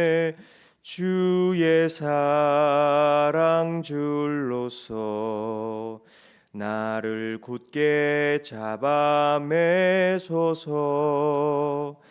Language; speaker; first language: Korean; native; Korean